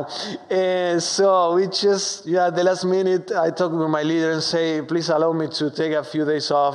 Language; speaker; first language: English; non-native, fluent; Spanish